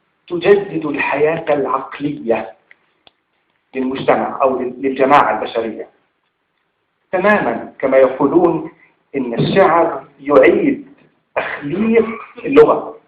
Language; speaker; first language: Arabic; native; Arabic